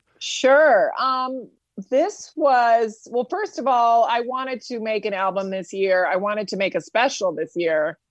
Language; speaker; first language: English; native; English